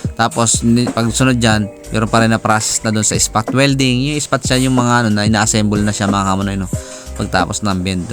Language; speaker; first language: Filipino; native; Filipino